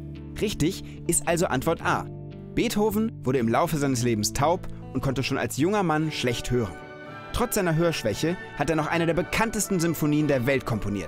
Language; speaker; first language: German; native; German